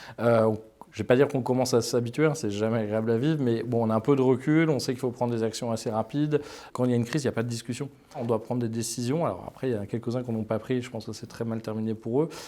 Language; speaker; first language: French; native; French